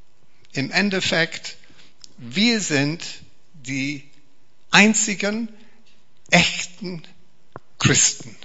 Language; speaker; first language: German; non-native, fluent; English